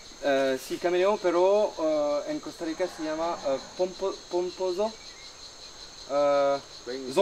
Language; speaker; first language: Spanish; non-native, learner; French